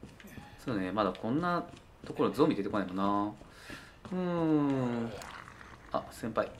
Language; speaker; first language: Japanese; native; Japanese